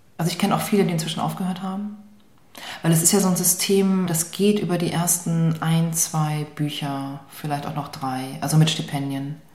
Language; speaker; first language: German; native; German